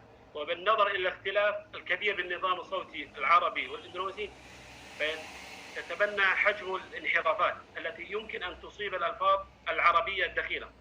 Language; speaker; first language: Arabic; non-native, fluent; Indonesian